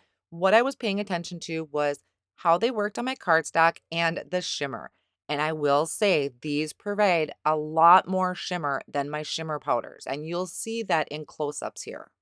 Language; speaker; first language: English; native; English